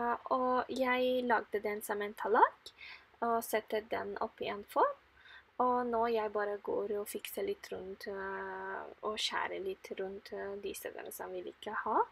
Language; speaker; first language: Norwegian; non-native, fluent; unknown